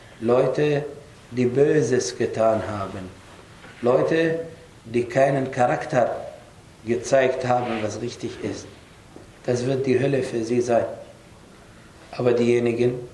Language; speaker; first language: German; non-native, fluent; Arabic